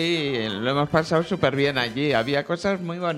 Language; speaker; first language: Spanish; native; Spanish